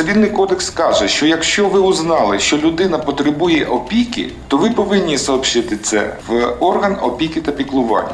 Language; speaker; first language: Ukrainian; non-native, local second language; Russian